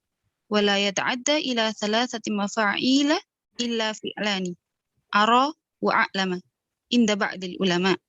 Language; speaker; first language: Arabic; non-native, learner; Indonesian